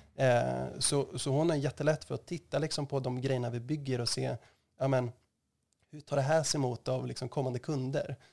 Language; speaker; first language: Swedish; native; Swedish